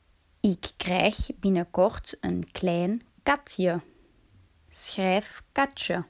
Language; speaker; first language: Dutch; native; Dutch